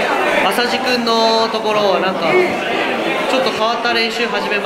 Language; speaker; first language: Japanese; native; Japanese